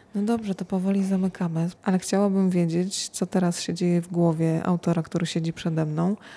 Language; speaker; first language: Polish; native; Polish